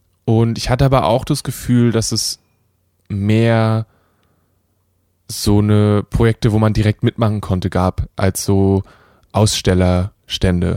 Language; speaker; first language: German; native; German